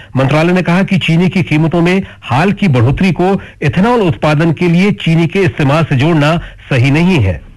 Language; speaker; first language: Hindi; native; Hindi